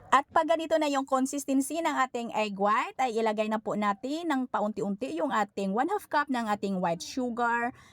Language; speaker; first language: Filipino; non-native, local second language; Cebuano